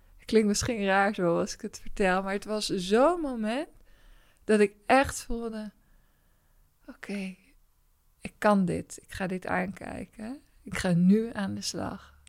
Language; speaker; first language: Dutch; native; Dutch